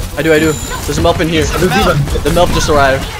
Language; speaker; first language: English; native; English